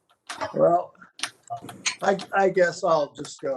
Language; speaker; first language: English; native; English